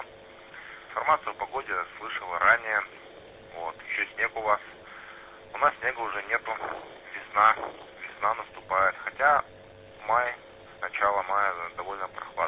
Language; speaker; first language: Russian; native; Russian